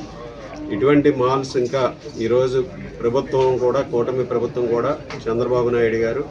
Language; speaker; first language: Telugu; native; Telugu